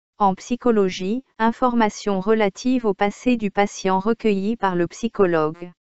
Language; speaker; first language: French; native; French